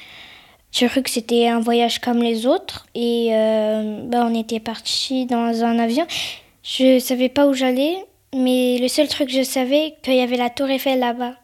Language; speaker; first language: French; early bilingual, other home language; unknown